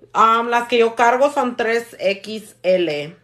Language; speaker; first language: Spanish; early bilingual, heritage; Spanish